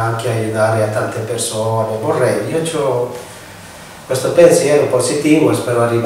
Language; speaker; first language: Italian; non-native, fluent; Spanish